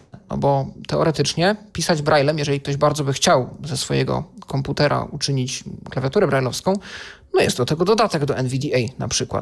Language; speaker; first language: Polish; native; Polish